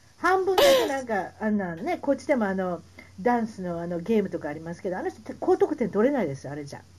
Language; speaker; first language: Japanese; native; Japanese